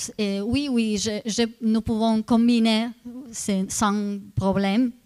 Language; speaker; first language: French; non-native, fluent; Italian